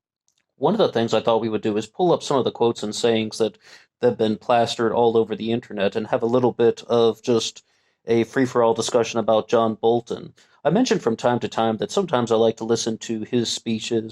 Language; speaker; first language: English; native; English